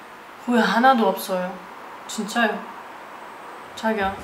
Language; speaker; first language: Korean; non-native, fluent; German